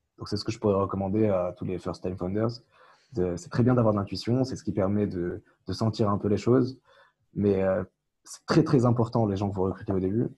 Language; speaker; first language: French; non-native, local second language; Arabic